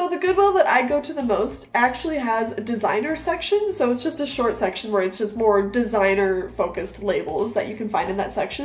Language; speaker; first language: English; native; English